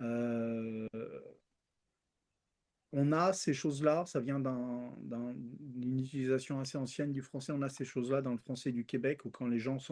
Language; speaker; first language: French; early bilingual, other home language; Spanish